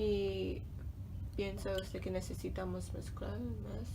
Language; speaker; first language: Spanish; non-native, learner; English